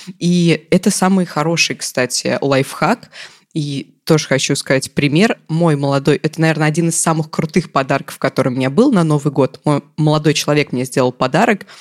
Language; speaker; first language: Russian; native; Russian